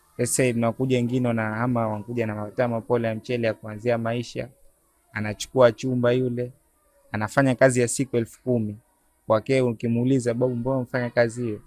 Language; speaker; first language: Swahili; native; Swahili